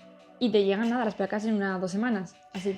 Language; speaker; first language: Spanish; native; Spanish